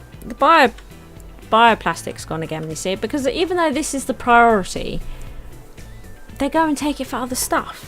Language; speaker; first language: English; native; English